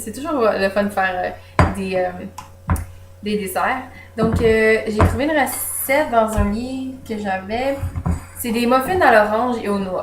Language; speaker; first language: French; native; French